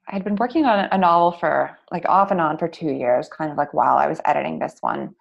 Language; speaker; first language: English; native; English